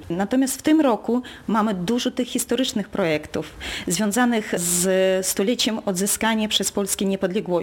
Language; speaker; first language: Polish; non-native, local second language; Russian